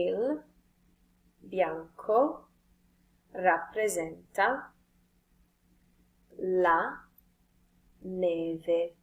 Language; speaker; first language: Italian; non-native, fluent; English